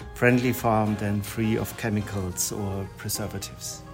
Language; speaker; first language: English; non-native, fluent; German